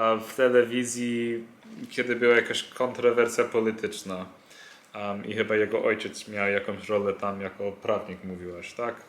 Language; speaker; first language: Polish; non-native, fluent; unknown